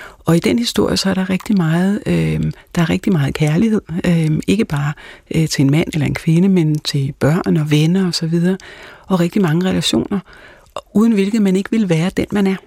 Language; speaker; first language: Danish; native; Danish